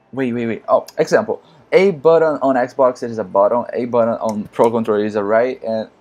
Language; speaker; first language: English; non-native, learner; Portuguese